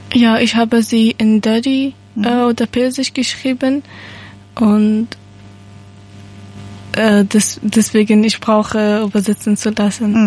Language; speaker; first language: German; non-native, learner; Persian